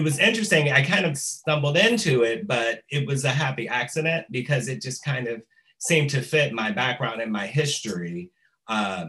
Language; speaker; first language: English; native; English